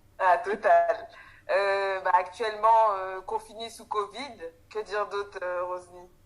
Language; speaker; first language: French; non-native, local second language; Haitian Creole